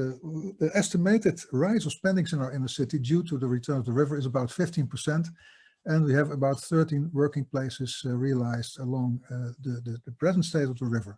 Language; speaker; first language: English; non-native, fluent; Dutch